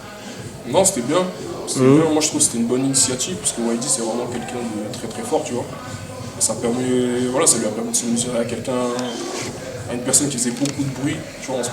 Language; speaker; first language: French; native; French